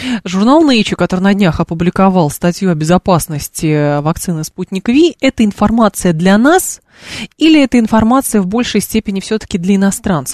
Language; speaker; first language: Russian; native; Russian